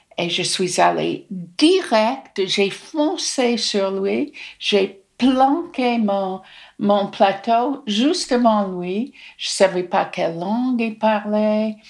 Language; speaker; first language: French; non-native, fluent; English